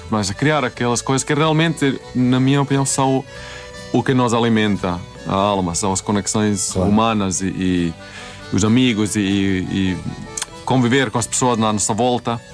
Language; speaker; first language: Portuguese; non-native, fluent; Swedish